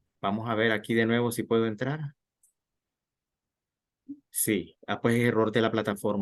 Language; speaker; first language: Spanish; native; Spanish